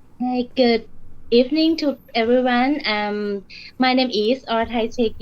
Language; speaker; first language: English; non-native, learner; Thai